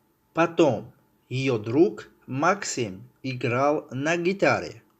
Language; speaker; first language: Russian; non-native, fluent; Tajik